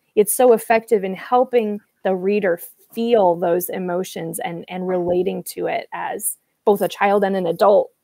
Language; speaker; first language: English; native; English